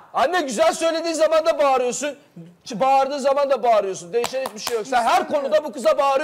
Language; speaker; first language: Turkish; native; Turkish